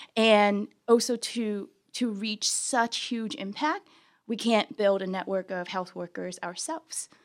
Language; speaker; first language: English; early bilingual, other home language; Chinese